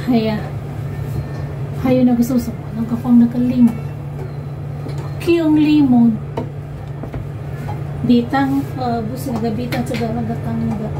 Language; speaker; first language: Chinese; non-native, learner; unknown